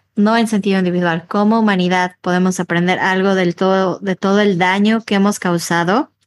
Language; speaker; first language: Spanish; native; Spanish